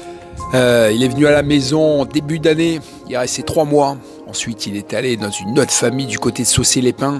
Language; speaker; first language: French; native; French